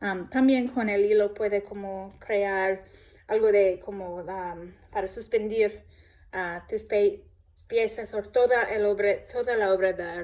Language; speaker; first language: Spanish; non-native, learner; English